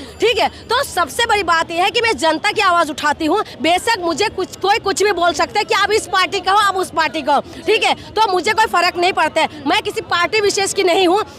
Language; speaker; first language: Hindi; non-native, local second language; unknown